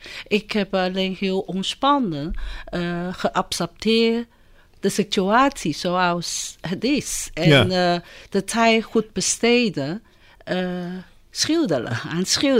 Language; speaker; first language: Dutch; non-native, fluent; Chinese